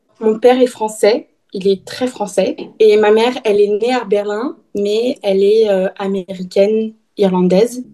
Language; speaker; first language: French; early bilingual, heritage; French